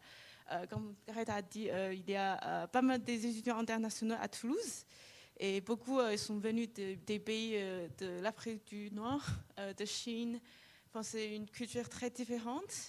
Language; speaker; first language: French; non-native, fluent; Chinese